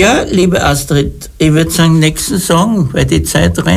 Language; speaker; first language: German; native; German